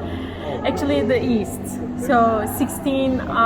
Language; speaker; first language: English; non-native, learner; Turkish